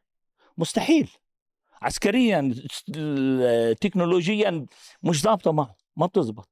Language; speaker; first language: Arabic; native; Arabic